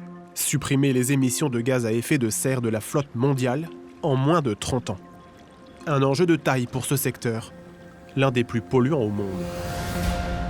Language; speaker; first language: French; native; French